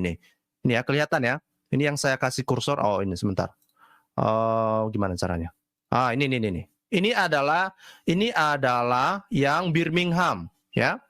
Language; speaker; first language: Indonesian; native; Indonesian